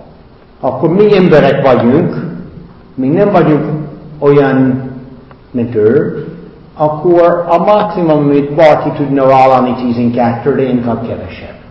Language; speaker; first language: Hungarian; non-native, fluent; English